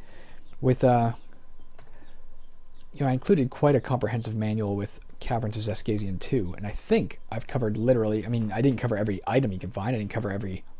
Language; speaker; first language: English; native; English